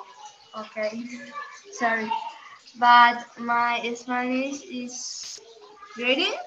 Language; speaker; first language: English; non-native, learner; Spanish